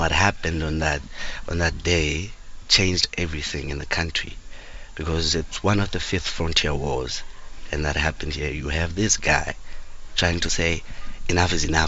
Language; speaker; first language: English; non-native, local second language; Xhosa